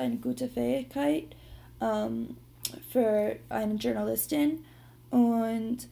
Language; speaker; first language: German; non-native, learner; English